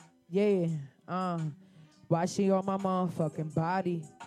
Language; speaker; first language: English; native; English